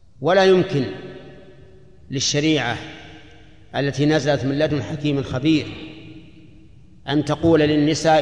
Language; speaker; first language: Arabic; native; Arabic